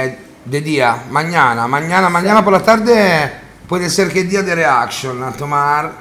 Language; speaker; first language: Spanish; non-native, fluent; Italian